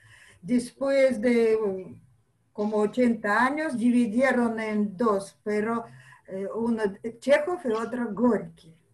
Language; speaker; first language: Spanish; non-native, fluent; Russian